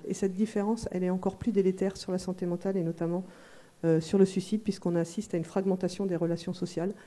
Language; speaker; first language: French; native; French